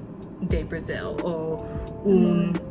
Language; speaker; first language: Spanish; non-native, learner; English